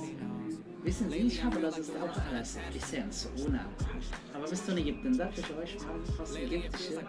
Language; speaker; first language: German; non-native, learner; Arabic